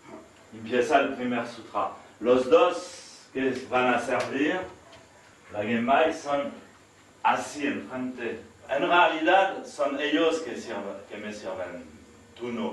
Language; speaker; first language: Spanish; non-native, learner; French